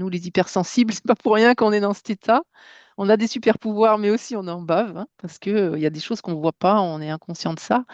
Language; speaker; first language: French; native; French